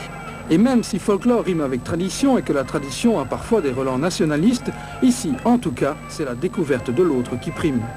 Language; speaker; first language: French; native; French